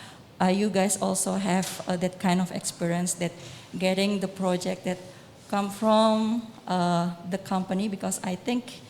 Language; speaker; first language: English; non-native, learner; Indonesian